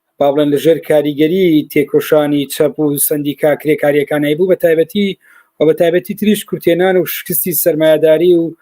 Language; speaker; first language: Central Kurdish; native; Central Kurdish